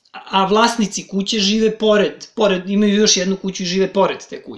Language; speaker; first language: Serbian; native; Serbian